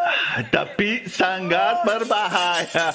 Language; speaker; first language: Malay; non-native, learner; Portuguese